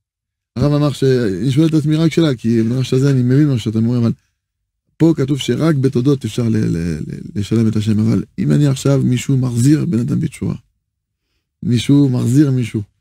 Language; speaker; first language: Hebrew; non-native, fluent; French